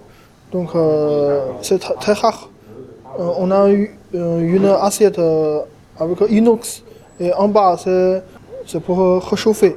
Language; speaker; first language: French; non-native, learner; Chinese